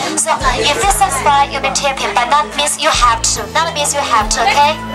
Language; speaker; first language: English; non-native, fluent; Chinese